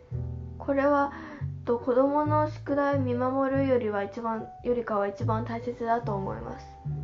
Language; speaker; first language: Japanese; non-native, fluent; Chinese